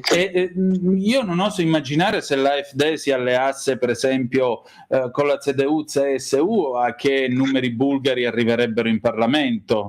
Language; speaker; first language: Italian; native; Italian